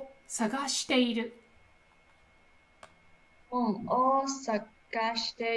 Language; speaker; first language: Japanese; non-native, learner; English